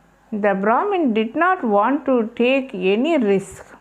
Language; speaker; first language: English; non-native, local second language; Tamil